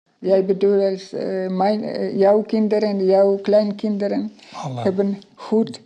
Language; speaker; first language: Dutch; non-native, learner; Ukrainian